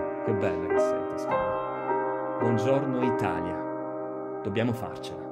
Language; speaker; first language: Italian; native; Italian